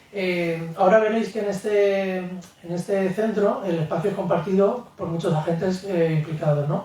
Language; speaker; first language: Spanish; native; Spanish